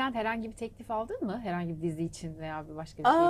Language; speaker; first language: Turkish; native; Turkish